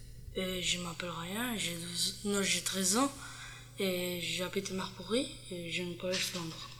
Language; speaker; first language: French; non-native, learner; Spanish